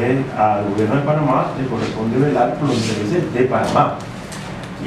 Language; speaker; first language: Spanish; native; Spanish